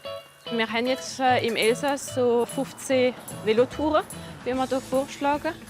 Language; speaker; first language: German; non-native, local second language; French